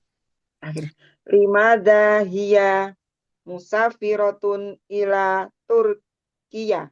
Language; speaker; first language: Arabic; non-native, learner; Indonesian